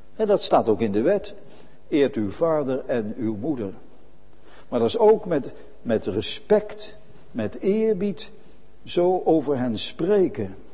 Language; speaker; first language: Dutch; native; Dutch